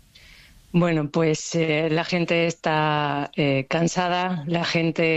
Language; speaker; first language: Spanish; native; Spanish